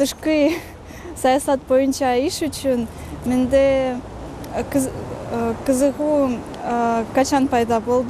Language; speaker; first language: Kyrgyz; non-native, learner; Russian